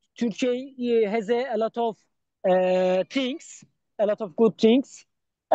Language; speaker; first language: English; non-native, learner; Turkish